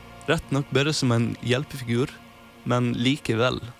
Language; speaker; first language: Norwegian; native; Norwegian